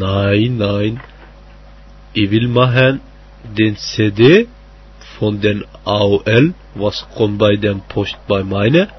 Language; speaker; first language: German; non-native, learner; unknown